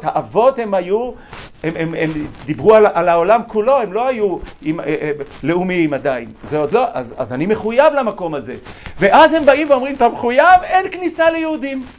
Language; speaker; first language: Hebrew; native; Hebrew